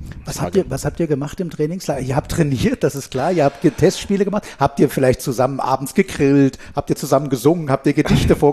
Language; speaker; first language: German; native; German